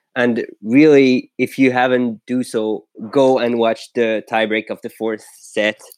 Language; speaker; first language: English; non-native, fluent; French